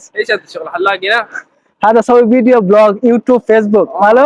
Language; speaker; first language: Arabic; non-native, learner; Bangla